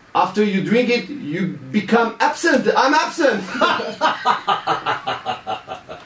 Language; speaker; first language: English; non-native, fluent; Turkish